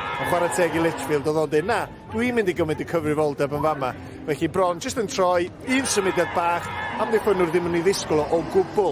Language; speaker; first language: Welsh; native; Welsh